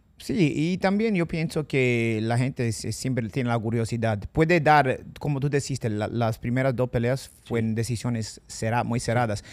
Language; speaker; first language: Spanish; non-native, fluent; English